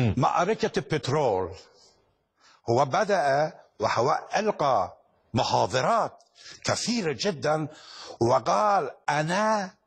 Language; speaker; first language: Arabic; non-native, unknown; Persian